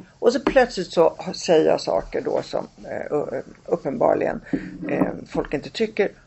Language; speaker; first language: Swedish; early bilingual, other home language; Italian